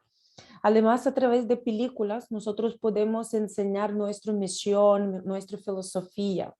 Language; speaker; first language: Spanish; non-native, learner; Russian